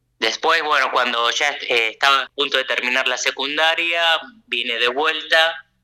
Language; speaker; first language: Spanish; early bilingual, other home language; Japanese